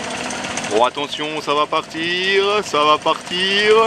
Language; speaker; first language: French; native; French